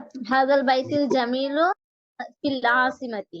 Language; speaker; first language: Arabic; non-native, learner; Bangla